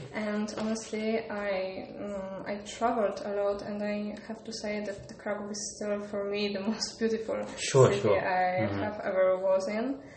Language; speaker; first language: English; non-native, learner; Polish